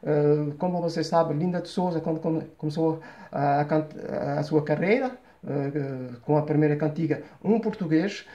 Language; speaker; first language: Portuguese; early bilingual, heritage; Portuguese